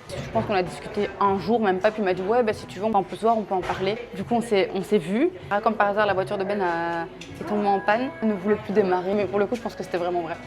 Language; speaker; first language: French; native; French